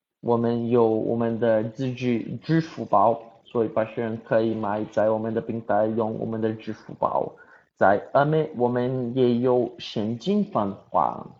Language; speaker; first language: Chinese; non-native, learner; Portuguese